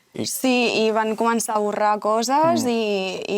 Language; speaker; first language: Catalan; non-native, local second language; Spanish